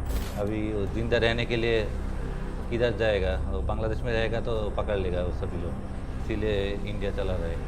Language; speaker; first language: Hindi; non-native, learner; Bangla